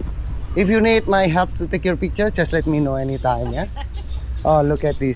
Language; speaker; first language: English; non-native, learner; Indonesian